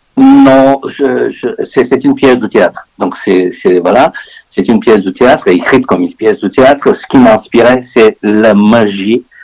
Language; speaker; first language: French; non-native, fluent; Bulgarian